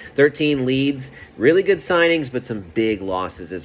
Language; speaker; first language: English; native; English